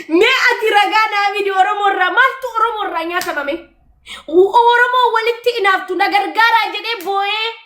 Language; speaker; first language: Oromo; non-native, local second language; Amharic